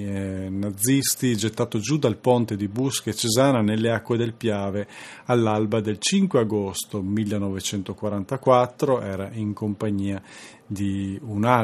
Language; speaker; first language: Italian; native; Italian